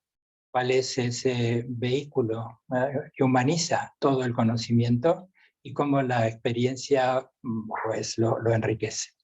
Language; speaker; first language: Spanish; native; Spanish